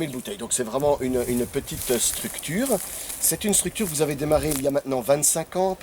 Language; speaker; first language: French; native; French